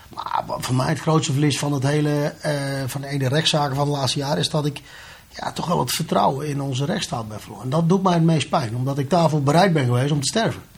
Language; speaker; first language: Dutch; native; Dutch